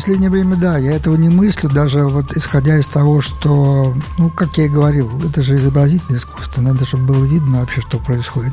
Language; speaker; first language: Russian; native; Russian